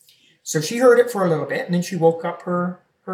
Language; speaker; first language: English; native; English